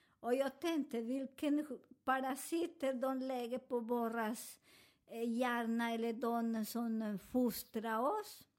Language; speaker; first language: Swedish; non-native, fluent; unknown